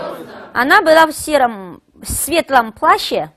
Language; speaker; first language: Russian; non-native, fluent; Chinese